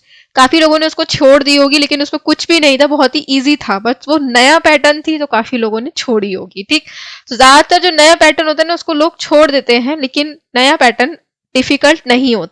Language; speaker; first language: Hindi; native; Hindi